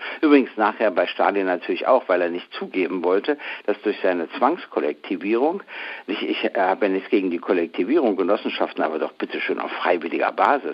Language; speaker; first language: German; native; German